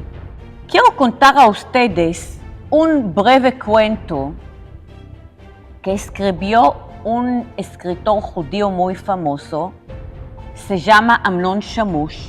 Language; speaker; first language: Spanish; non-native, fluent; Hebrew